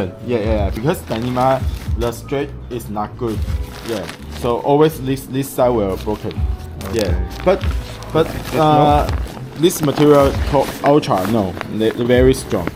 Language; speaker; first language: English; non-native, learner; Chinese